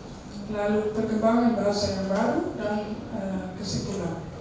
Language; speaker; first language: Indonesian; non-native, fluent; Dutch